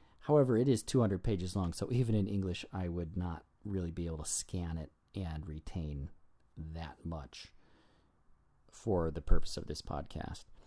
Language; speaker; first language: English; native; English